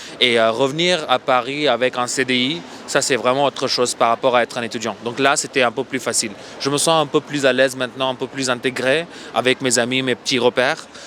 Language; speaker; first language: French; non-native, fluent; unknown